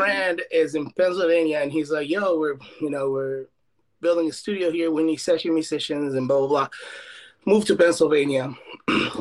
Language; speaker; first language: English; non-native, fluent; Spanish